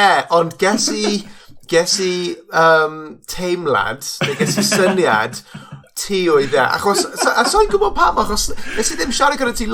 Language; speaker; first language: Welsh; non-native, local second language; English